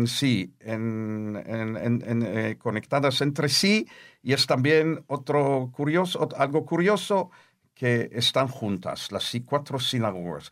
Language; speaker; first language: Spanish; non-native, fluent; Hebrew